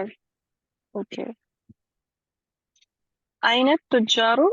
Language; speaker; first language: Arabic; non-native, learner; Urdu